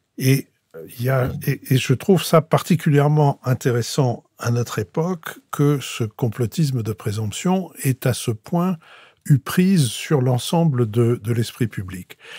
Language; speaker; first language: French; native; French